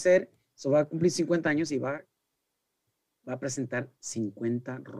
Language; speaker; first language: Spanish; early bilingual, heritage; Spanish